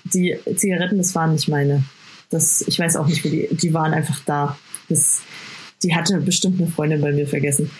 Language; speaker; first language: German; native; German